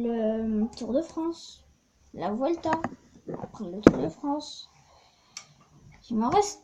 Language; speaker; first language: French; native; French